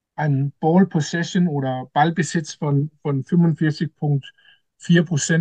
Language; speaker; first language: German; non-native, learner; Danish